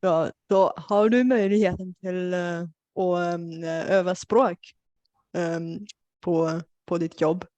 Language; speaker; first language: Swedish; non-native, fluent; Bulgarian